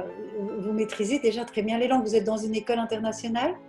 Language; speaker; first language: French; native; French